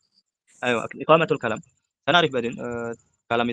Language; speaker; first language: Arabic; non-native, fluent; Indonesian